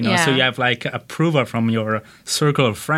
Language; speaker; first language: English; non-native, fluent; Italian